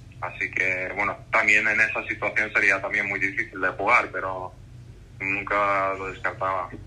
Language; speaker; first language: Spanish; non-native, fluent; Croatian